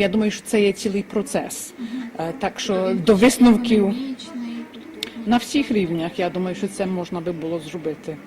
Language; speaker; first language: Ukrainian; early bilingual, heritage; Ukrainian